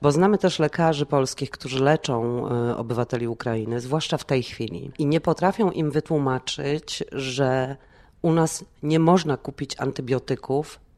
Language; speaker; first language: Polish; native; Polish